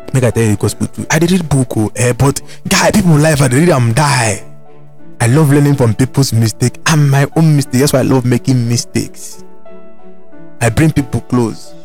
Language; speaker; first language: English; non-native, local second language; Igbo